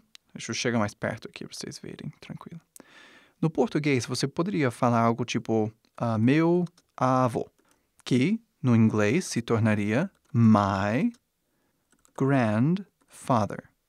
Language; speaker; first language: Portuguese; non-native, fluent; English